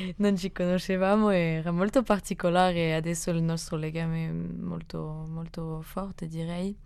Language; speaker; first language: Italian; non-native, fluent; French